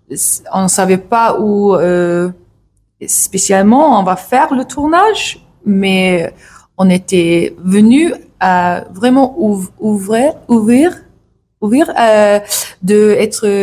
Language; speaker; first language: French; non-native, learner; English